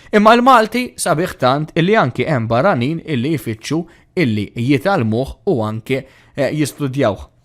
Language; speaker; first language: Maltese; native; Maltese